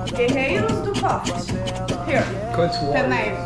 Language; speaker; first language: English; non-native, learner; Portuguese